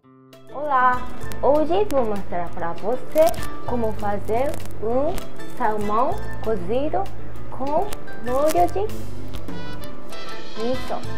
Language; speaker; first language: Portuguese; non-native, learner; Japanese